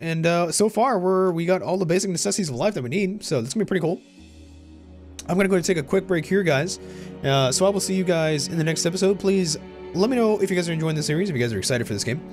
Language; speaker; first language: English; native; English